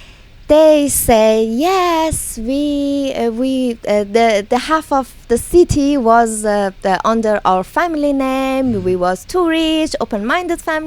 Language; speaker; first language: English; non-native, learner; Persian